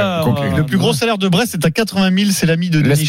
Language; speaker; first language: French; native; French